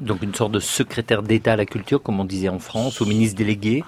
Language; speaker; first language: French; native; French